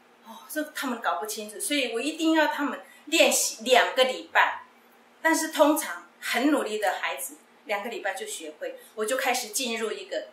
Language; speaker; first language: Chinese; non-native, local second language; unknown